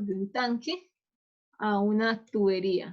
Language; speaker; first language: Spanish; native; Spanish